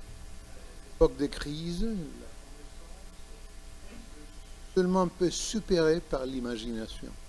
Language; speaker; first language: French; non-native, learner; Spanish